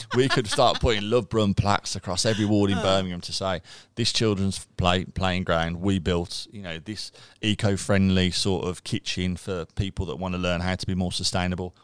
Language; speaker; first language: English; native; English